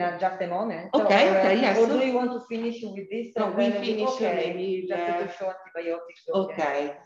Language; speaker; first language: English; non-native, fluent; Italian